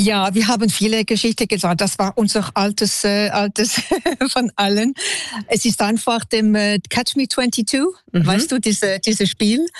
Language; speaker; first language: German; non-native, local second language; French